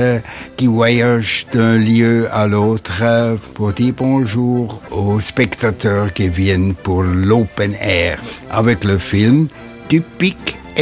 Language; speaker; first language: French; non-native, local second language; German